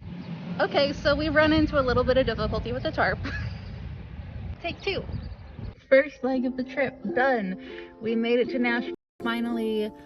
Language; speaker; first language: English; native; English